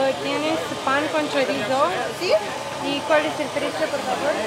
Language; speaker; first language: Spanish; non-native, learner; Romanian